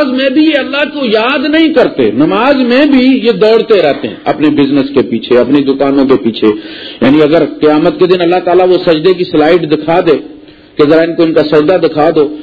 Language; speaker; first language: Urdu; non-native, local second language; Punjabi